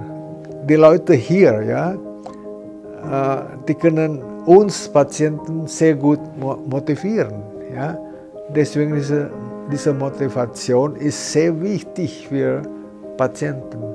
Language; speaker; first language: German; non-native, fluent; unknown